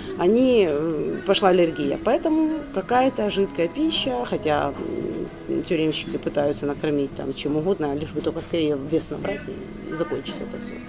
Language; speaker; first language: Russian; non-native, local second language; Ukrainian